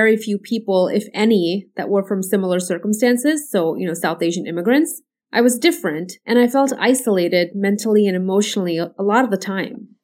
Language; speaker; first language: English; early bilingual, other home language; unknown